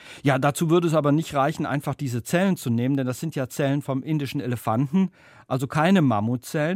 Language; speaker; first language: German; native; German